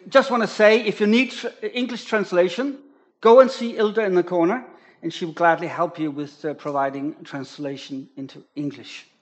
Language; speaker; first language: English; non-native, fluent; Danish